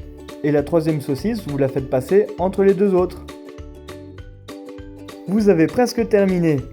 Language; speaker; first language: French; native; French